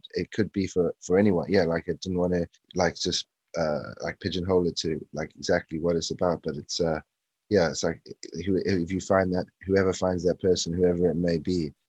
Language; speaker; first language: English; native; English